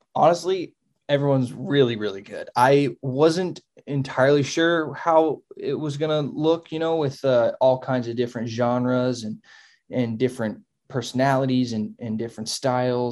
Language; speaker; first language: English; native; English